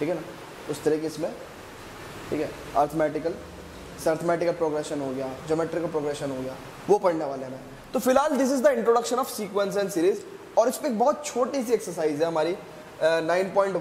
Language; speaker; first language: Hindi; native; Hindi